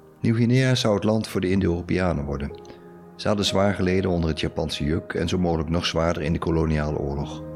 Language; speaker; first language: Dutch; native; Dutch